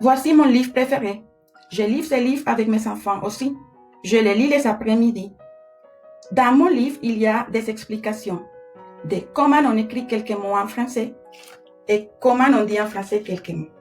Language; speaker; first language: French; non-native, fluent; Spanish